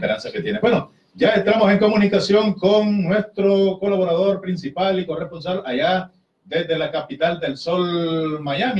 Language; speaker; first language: Spanish; native; Spanish